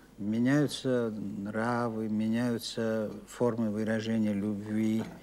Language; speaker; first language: Russian; non-native, local second language; Georgian